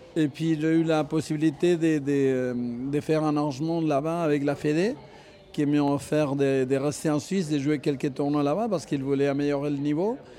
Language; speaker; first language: French; non-native, fluent; Spanish